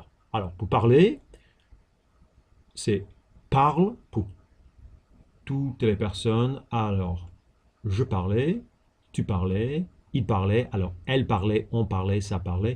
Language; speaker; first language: French; non-native, fluent; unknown